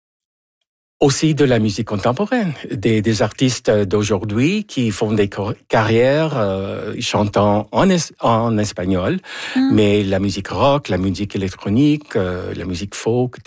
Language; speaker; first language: French; non-native, fluent; Spanish